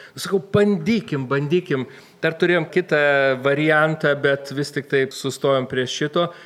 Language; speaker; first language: Lithuanian; native; Lithuanian